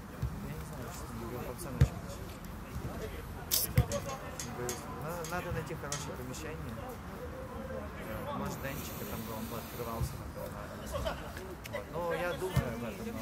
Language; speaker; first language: Russian; native; Russian